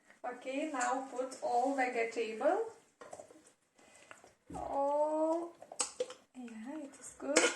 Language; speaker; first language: English; non-native, learner; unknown